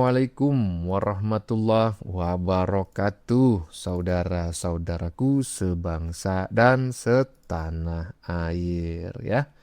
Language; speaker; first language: Indonesian; native; Indonesian